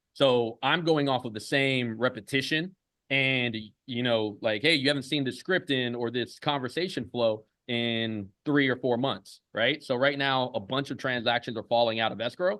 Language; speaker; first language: English; native; English